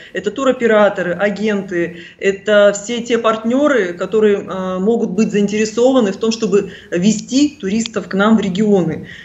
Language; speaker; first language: Russian; native; Russian